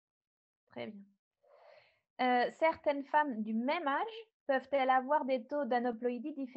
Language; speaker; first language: French; native; French